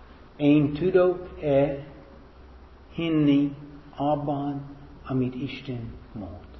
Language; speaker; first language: Hungarian; non-native, fluent; English